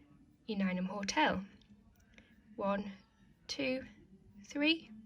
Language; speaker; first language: German; non-native, fluent; English